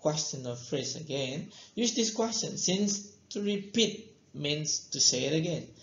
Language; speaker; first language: English; non-native, fluent; Indonesian